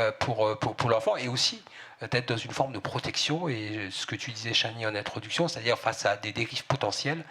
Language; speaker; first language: French; native; French